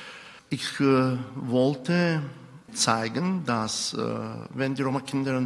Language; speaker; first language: German; non-native, fluent; Bulgarian